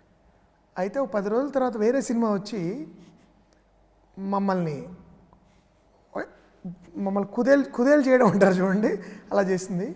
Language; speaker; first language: Telugu; native; Telugu